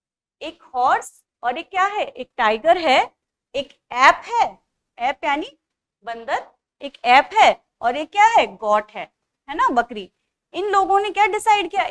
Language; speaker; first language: Hindi; native; Hindi